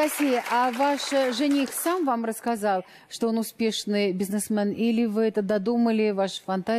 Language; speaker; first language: Russian; native; Russian